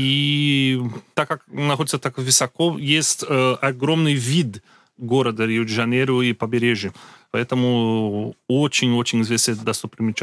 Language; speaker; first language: Russian; non-native, learner; Portuguese